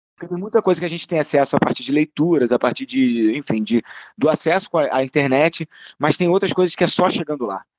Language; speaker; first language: Portuguese; native; Portuguese